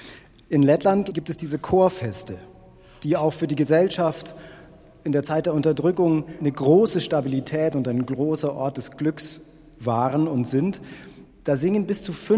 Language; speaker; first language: German; native; German